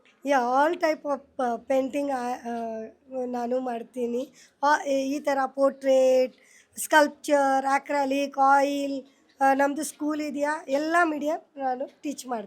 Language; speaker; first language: Kannada; non-native, learner; Hindi